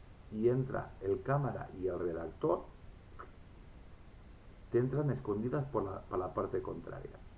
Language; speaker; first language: Spanish; native; Spanish